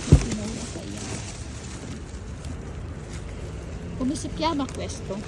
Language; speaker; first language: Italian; non-native, learner; Filipino